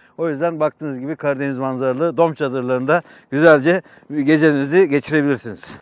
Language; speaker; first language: Turkish; native; Turkish